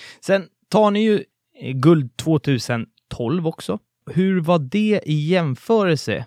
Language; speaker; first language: Swedish; native; Swedish